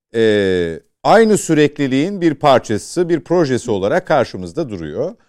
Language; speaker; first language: Turkish; native; Turkish